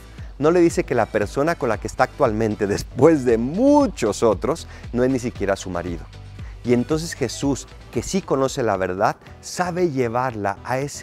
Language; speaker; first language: Spanish; native; Spanish